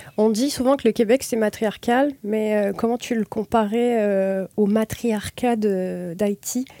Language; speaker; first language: French; native; French